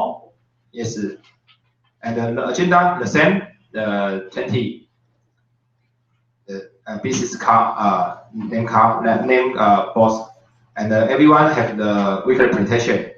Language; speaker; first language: English; non-native, learner; Chinese